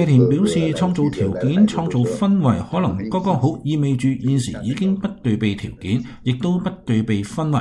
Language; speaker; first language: Chinese; non-native, local second language; Cantonese